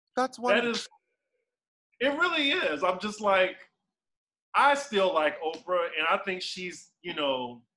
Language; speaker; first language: English; native; English